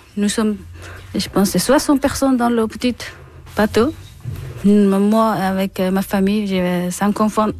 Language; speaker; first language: French; non-native, learner; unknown